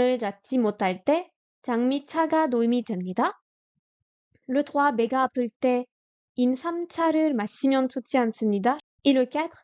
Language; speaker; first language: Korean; non-native, fluent; French